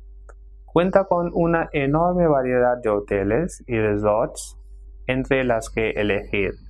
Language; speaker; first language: Spanish; non-native, fluent; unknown